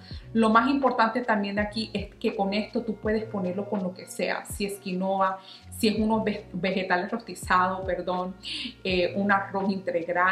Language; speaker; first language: Spanish; non-native, fluent; English